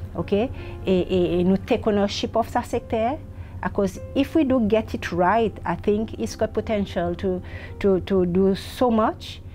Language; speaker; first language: English; non-native, local second language; Seselwa Creole French